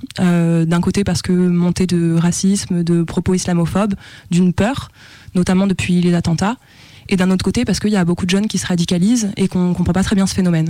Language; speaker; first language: French; native; French